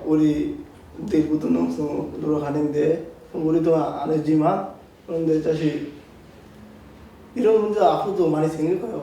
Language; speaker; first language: Korean; non-native, learner; Bangla